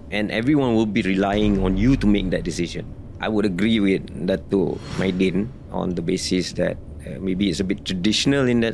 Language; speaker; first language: English; non-native, local second language; Malay